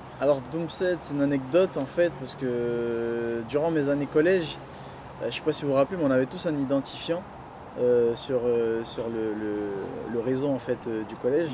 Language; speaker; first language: French; early bilingual, other home language; Duala